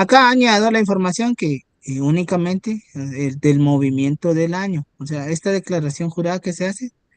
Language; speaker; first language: Spanish; native; Spanish